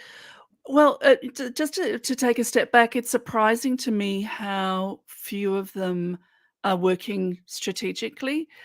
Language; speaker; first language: English; native; English